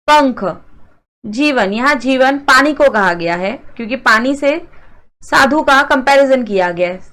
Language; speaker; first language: Hindi; non-native, local second language; Marathi